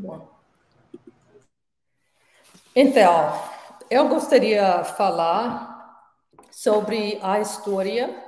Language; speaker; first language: Portuguese; non-native, learner; English